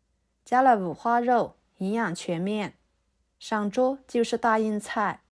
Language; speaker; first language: Chinese; native; Chinese